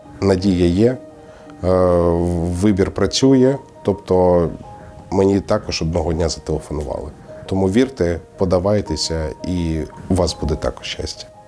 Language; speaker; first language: Ukrainian; native; Ukrainian